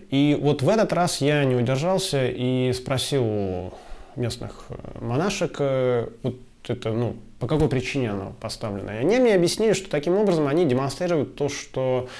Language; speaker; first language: Russian; native; Russian